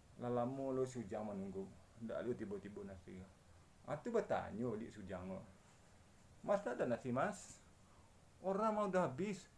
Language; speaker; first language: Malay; non-native, local second language; Minangkabau